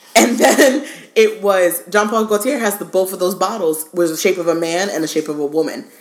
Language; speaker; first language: English; native; English